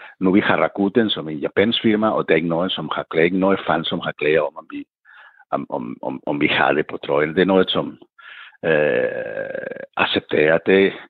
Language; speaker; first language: Danish; non-native, fluent; Catalan